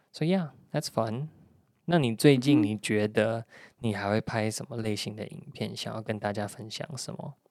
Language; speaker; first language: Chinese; native; Chinese